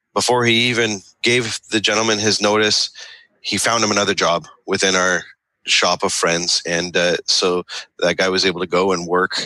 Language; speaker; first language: English; native; English